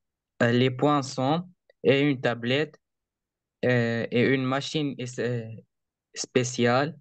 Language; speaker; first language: French; non-native, learner; Arabic